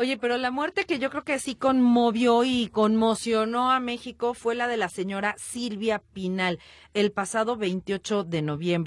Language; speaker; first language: Spanish; native; Spanish